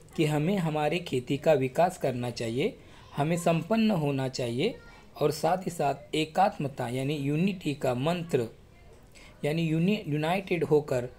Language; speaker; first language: Hindi; non-native, local second language; Marathi